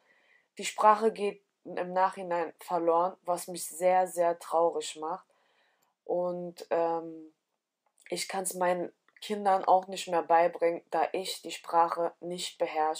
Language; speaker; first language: German; early bilingual, other home language; Turkish